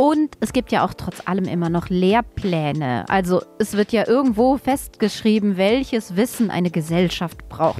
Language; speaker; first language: German; native; German